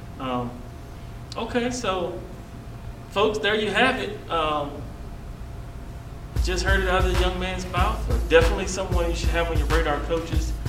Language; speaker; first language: English; native; English